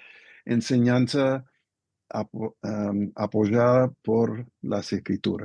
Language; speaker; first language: Spanish; non-native, fluent; English